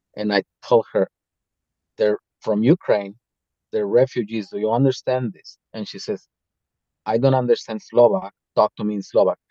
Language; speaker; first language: English; non-native, fluent; Spanish